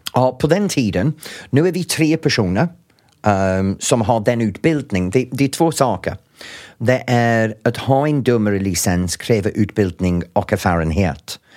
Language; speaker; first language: Swedish; non-native, fluent; English